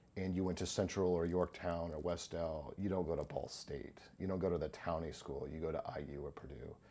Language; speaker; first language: English; native; English